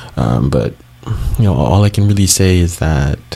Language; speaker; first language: English; non-native, local second language; Cebuano